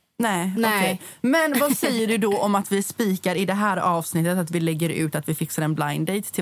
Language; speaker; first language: Swedish; native; Swedish